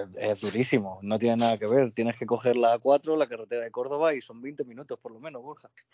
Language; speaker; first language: Spanish; native; Spanish